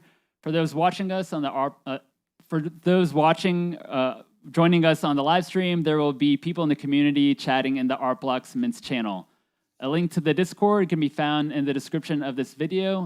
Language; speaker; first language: English; native; English